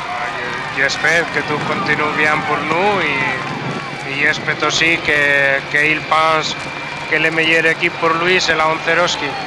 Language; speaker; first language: French; non-native, learner; Spanish